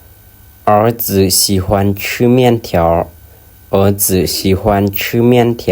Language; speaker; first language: Chinese; non-native, learner; Lao